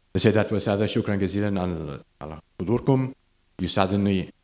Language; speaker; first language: Arabic; non-native, fluent; English